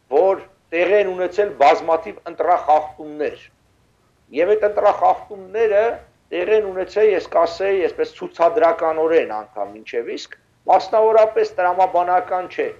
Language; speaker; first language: Armenian; native; Armenian